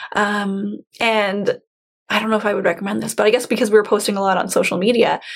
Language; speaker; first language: English; native; English